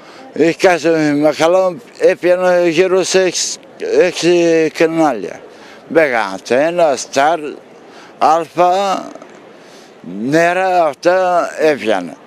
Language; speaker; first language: Greek; non-native, local second language; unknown